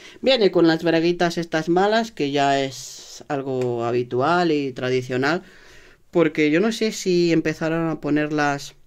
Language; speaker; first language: Spanish; native; Spanish